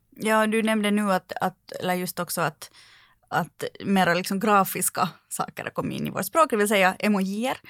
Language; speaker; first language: Swedish; native; Swedish